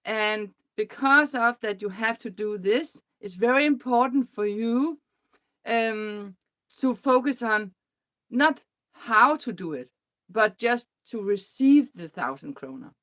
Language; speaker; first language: English; non-native, fluent; Danish